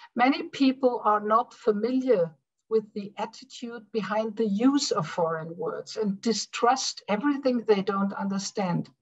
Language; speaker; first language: English; non-native, fluent; German